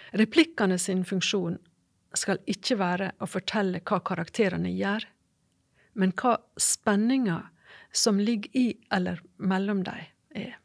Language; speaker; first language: Norwegian; native; Norwegian